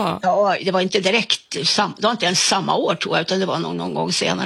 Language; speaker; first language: Swedish; native; Swedish